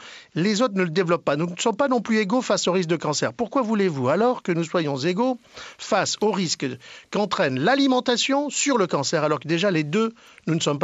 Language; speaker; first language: French; native; French